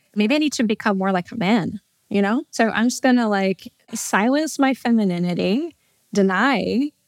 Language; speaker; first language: English; non-native, fluent; Portuguese